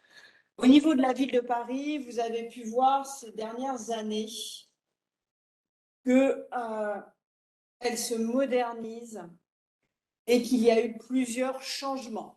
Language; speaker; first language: French; native; French